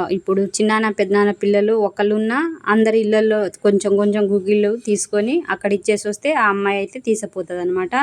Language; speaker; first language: Telugu; non-native, local second language; Lambadi